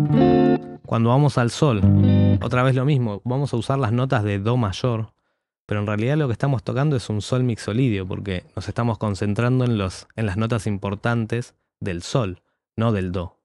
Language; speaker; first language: Spanish; native; Spanish